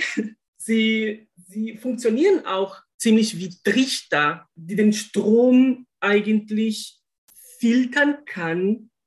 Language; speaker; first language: German; non-native, fluent; Portuguese